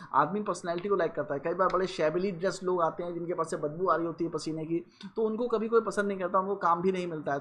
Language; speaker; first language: Hindi; native; Hindi